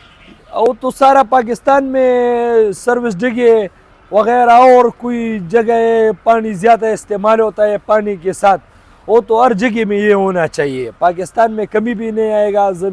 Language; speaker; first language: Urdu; non-native, local second language; Pashto